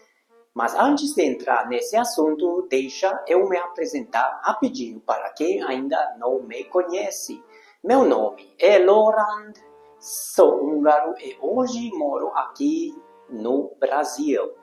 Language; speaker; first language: Portuguese; non-native, fluent; Hungarian